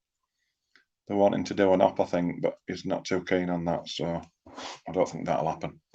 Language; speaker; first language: English; native; English